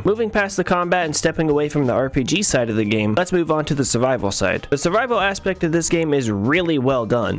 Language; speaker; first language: English; native; English